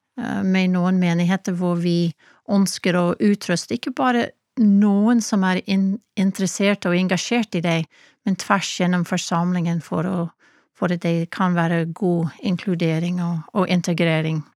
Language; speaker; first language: Norwegian; non-native, fluent; English